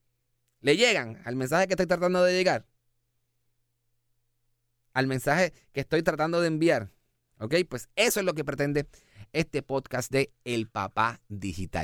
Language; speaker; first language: Spanish; native; Spanish